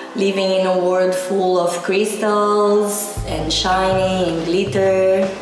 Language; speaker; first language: English; non-native, fluent; Portuguese